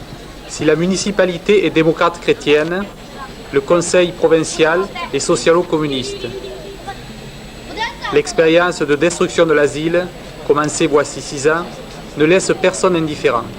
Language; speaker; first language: French; native; French